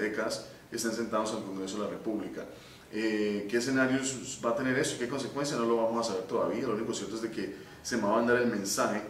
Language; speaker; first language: Spanish; native; Spanish